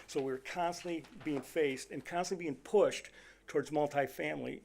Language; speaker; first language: English; native; English